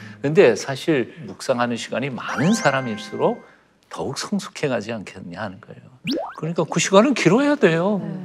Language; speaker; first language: Korean; native; Korean